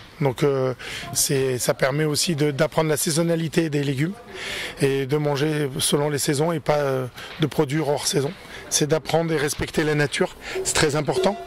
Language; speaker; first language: French; native; French